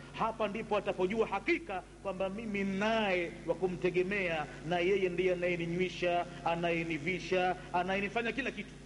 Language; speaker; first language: Swahili; native; Swahili